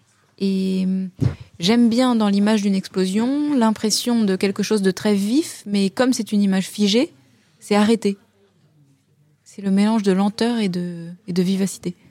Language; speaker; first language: French; native; French